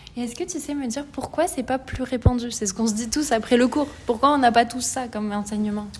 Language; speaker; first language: French; native; French